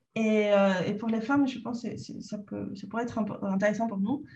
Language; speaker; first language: French; non-native, fluent; Spanish